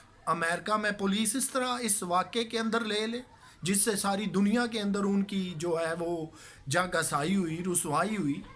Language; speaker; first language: Urdu; native; Urdu